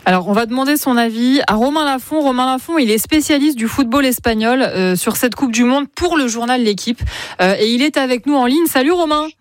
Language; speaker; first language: French; native; French